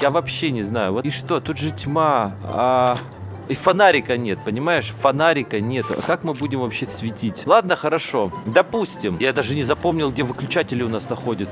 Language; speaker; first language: Russian; native; Russian